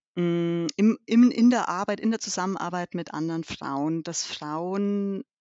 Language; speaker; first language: German; early bilingual, other home language; Albanian